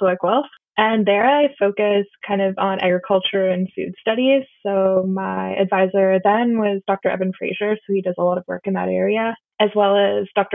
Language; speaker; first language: English; native; English